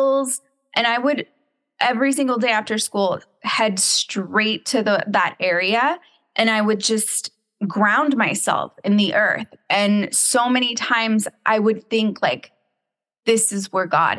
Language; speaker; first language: English; native; English